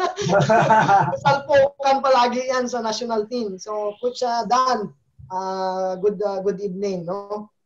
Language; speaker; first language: Filipino; native; Filipino